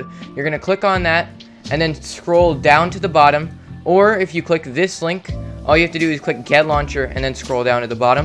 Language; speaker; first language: English; native; English